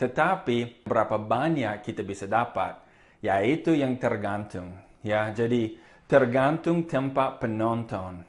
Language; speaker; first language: Indonesian; non-native, fluent; English